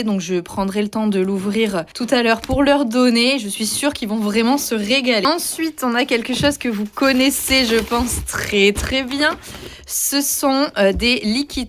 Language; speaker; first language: French; native; French